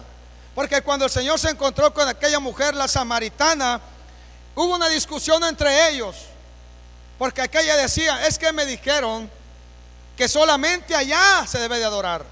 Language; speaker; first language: Spanish; native; Spanish